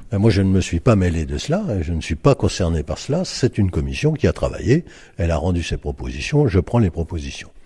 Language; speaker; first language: French; native; French